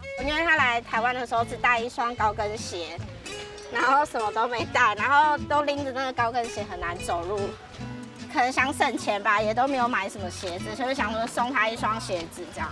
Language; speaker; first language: Chinese; native; Chinese